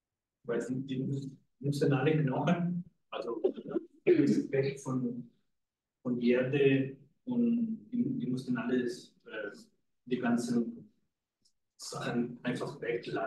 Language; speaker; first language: German; non-native, learner; Spanish